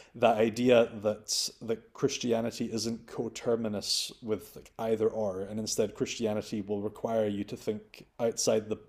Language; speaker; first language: English; native; English